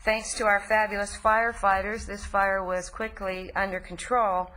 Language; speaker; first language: English; native; English